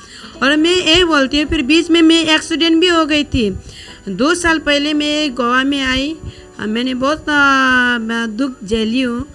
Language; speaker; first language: Hindi; non-native, local second language; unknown